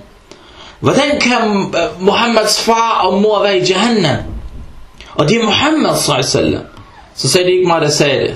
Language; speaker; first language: Danish; early bilingual, other home language; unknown